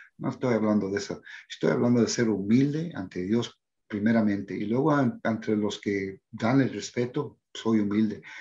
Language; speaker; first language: Spanish; early bilingual, heritage; Spanish